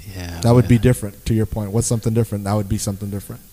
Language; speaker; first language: English; native; English